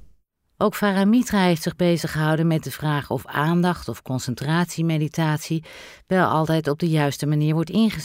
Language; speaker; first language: Dutch; native; Dutch